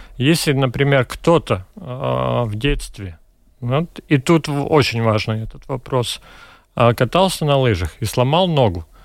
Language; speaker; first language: Russian; non-native, local second language; Latvian